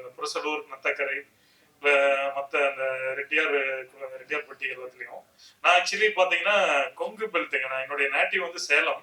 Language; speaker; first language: Tamil; native; Tamil